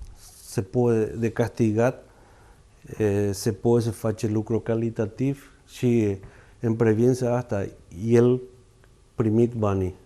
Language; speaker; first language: Romanian; non-native, learner; Spanish